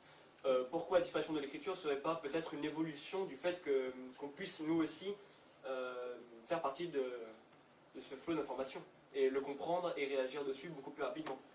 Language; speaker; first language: French; native; French